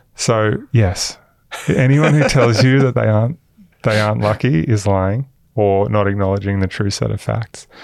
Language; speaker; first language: English; native; English